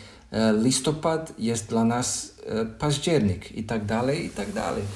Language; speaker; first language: Polish; non-native, learner; Croatian